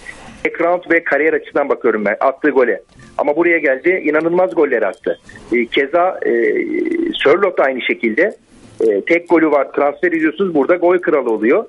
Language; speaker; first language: Turkish; native; Turkish